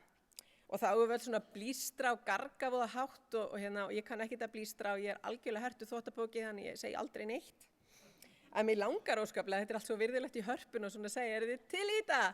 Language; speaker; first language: Icelandic; native; Icelandic